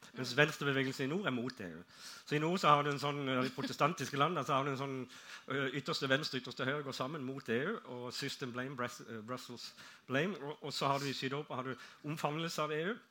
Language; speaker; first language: Norwegian; native; Norwegian